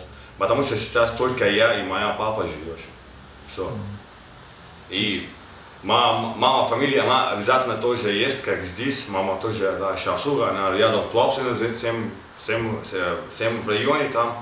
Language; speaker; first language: Russian; non-native, learner; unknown